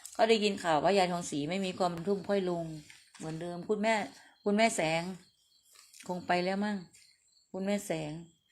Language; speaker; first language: Thai; non-native, local second language; Northeastern Thai